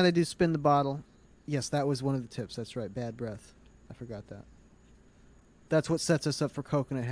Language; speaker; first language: English; native; English